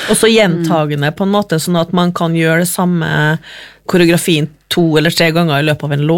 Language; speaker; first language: Norwegian; native; Norwegian